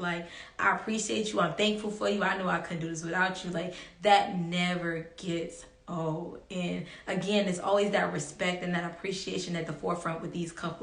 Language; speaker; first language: English; native; English